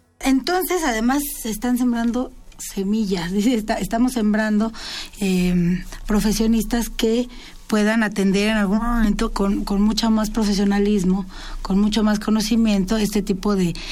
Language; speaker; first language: Spanish; native; Spanish